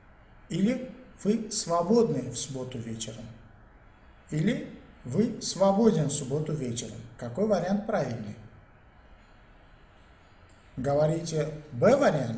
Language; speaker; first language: Russian; non-native, local second language; Uzbek